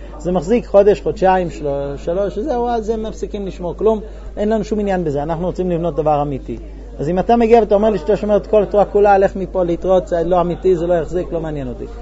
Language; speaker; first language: Hebrew; non-native, fluent; English